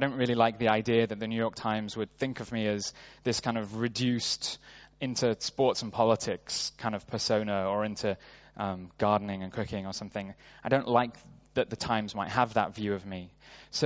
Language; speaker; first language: English; native; English